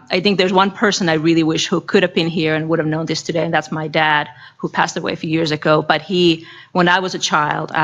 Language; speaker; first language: English; non-native, fluent; Finnish